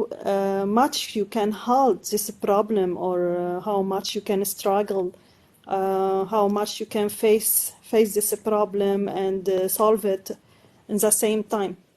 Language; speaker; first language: English; non-native, learner; Arabic